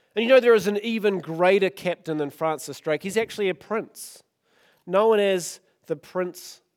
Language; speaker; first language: English; native; English